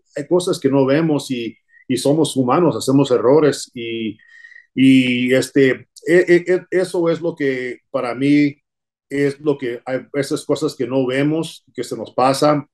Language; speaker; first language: Spanish; early bilingual, heritage; Spanish